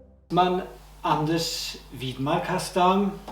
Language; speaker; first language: Persian; non-native, fluent; Swedish